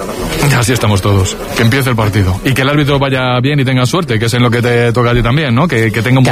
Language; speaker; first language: Spanish; native; Spanish